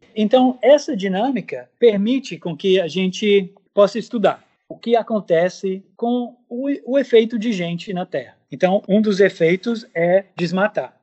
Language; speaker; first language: Portuguese; non-native, fluent; English